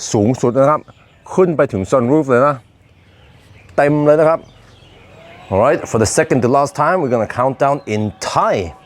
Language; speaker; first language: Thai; non-native, fluent; Norwegian